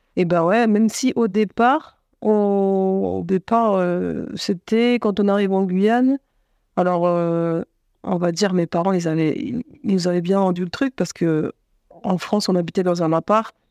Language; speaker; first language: French; native; French